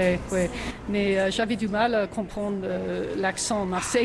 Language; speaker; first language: French; non-native, fluent; English